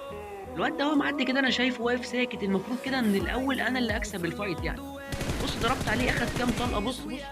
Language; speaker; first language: Arabic; native; Arabic